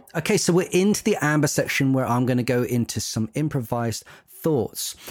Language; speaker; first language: English; native; English